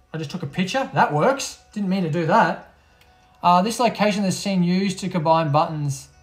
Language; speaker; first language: English; native; English